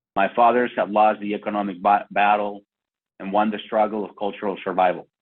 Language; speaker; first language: English; non-native, fluent; Spanish